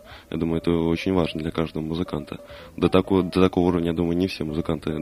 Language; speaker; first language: Russian; native; Russian